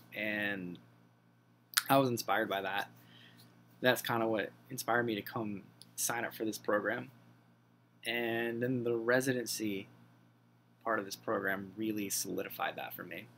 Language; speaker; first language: English; native; English